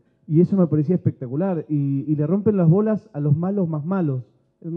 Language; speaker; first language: Spanish; native; Spanish